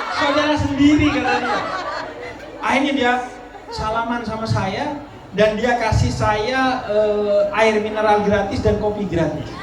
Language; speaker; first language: Indonesian; non-native, local second language; Madurese